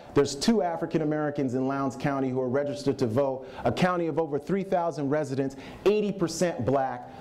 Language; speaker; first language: English; native; English